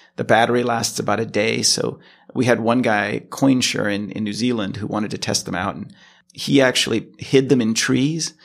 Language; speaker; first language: English; native; English